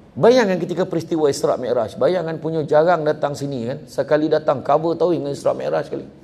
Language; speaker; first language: Malay; native; Malay